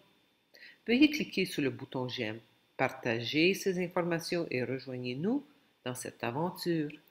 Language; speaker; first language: French; non-native, local second language; Ukrainian